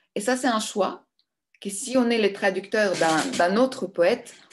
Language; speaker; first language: French; non-native, fluent; Greek